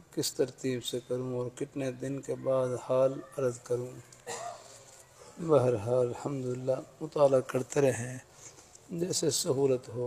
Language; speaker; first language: Urdu; native; Urdu